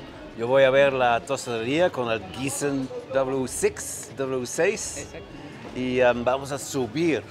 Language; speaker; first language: Spanish; non-native, fluent; Dutch